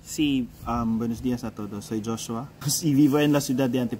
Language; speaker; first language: Spanish; non-native, fluent; Filipino